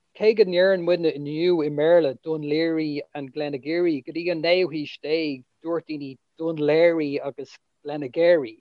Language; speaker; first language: Irish; non-native, local second language; English